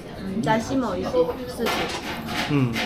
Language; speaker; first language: Korean; non-native, learner; Japanese